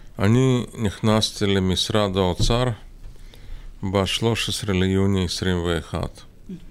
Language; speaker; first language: Hebrew; non-native, fluent; Russian